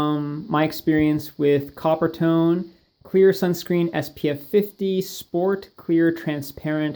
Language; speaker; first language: English; native; English